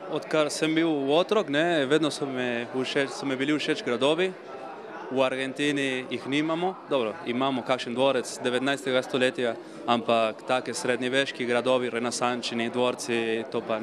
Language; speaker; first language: Slovenian; early bilingual, heritage; Spanish